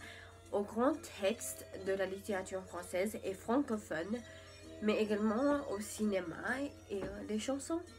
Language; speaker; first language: French; non-native, learner; English